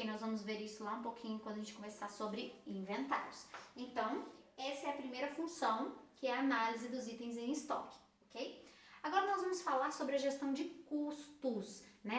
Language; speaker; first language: Portuguese; native; Portuguese